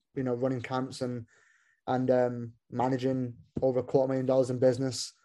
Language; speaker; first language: English; native; English